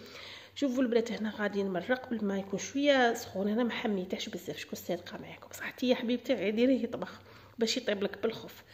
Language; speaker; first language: Arabic; native; Arabic